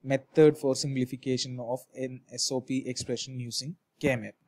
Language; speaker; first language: English; non-native, local second language; Malayalam